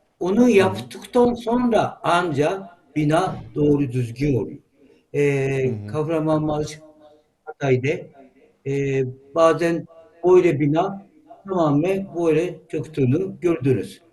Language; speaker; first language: Turkish; non-native, learner; Japanese